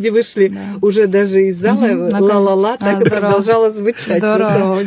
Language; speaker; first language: Russian; native; Russian